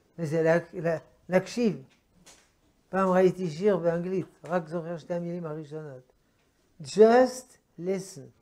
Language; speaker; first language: Hebrew; non-native, fluent; French